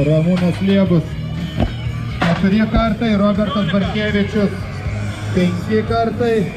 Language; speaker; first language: Lithuanian; native; Lithuanian